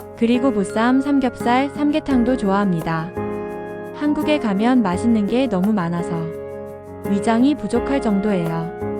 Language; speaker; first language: Korean; non-native, fluent; Japanese